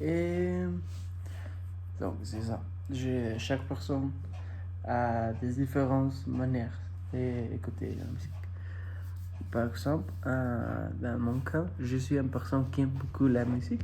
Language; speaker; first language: French; non-native, fluent; Spanish